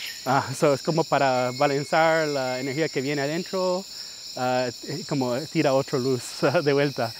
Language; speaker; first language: Spanish; early bilingual, heritage; English